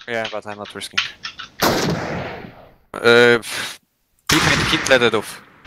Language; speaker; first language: English; non-native, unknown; Polish